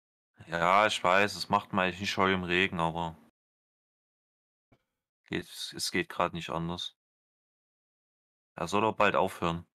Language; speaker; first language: German; native; German